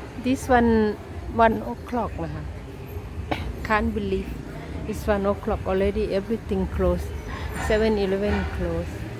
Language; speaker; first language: English; non-native, learner; Thai